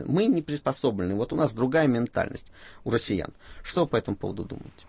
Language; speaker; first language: Russian; native; Russian